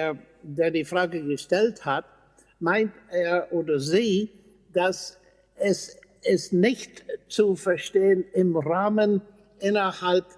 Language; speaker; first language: German; non-native, fluent; English